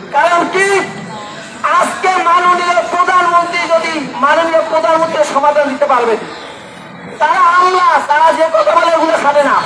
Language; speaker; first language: Bangla; native; Bangla